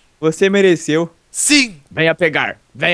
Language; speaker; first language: Portuguese; native; Portuguese